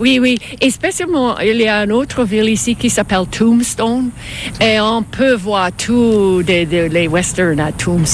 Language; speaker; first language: French; non-native, fluent; English